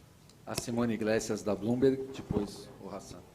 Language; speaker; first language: Portuguese; native; Portuguese